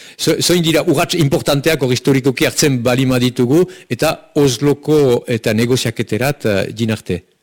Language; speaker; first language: Basque; native; Basque